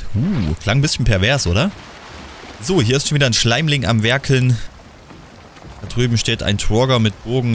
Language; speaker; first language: German; native; German